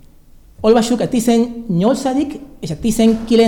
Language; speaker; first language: Hungarian; non-native, learner; Spanish